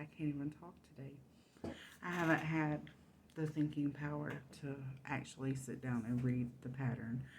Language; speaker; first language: English; native; English